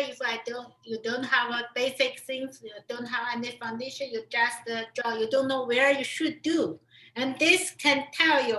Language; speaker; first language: English; non-native, learner; Chinese